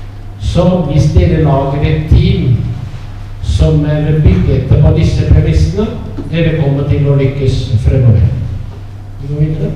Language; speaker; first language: Norwegian; non-native, fluent; Italian